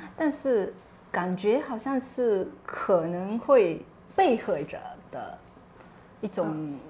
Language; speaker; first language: Chinese; non-native, fluent; Japanese